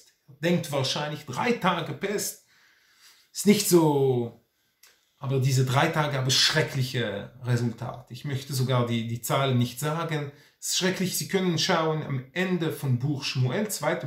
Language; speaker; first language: German; non-native, fluent; Hebrew